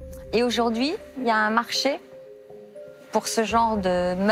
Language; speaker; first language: French; native; French